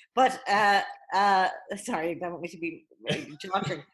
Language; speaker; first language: English; native; English